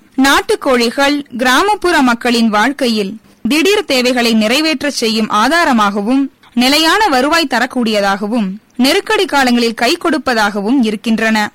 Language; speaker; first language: Tamil; native; Tamil